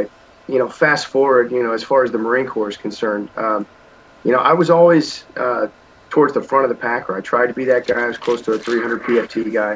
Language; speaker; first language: English; native; English